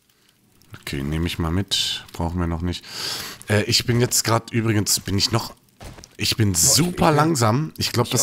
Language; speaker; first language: German; native; German